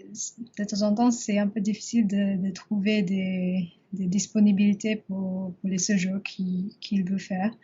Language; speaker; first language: French; non-native, learner; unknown